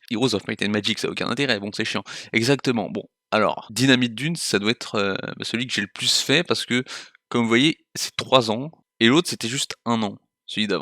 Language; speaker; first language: French; native; French